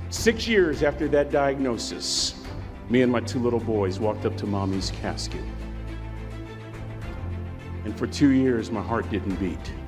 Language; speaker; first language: English; native; English